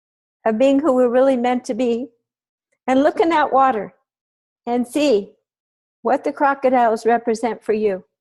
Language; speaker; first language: English; native; English